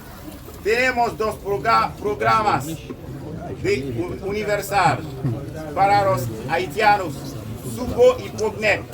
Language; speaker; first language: Spanish; non-native, local second language; Haitian Creole